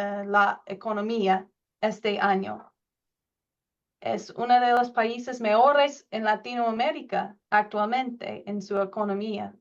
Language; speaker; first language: Spanish; non-native, learner; English